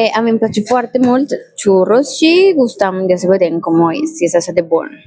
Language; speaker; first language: Romanian; non-native, learner; Spanish